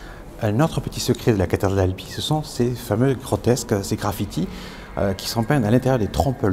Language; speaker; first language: French; native; French